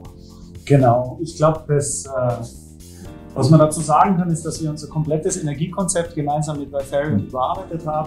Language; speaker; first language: German; native; German